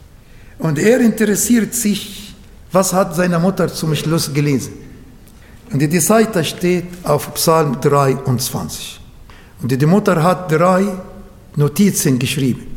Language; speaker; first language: German; non-native, learner; Arabic